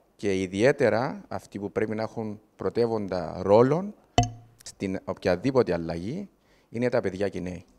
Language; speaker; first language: Greek; native; Greek